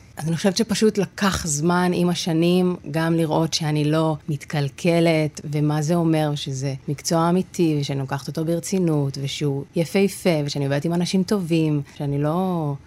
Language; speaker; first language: Hebrew; native; Hebrew